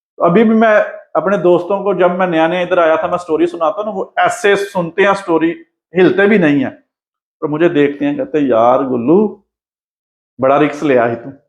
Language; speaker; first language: Urdu; non-native, local second language; Punjabi